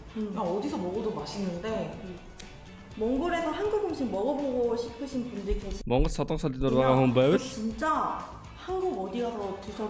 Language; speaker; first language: Korean; non-native, fluent; Mongolian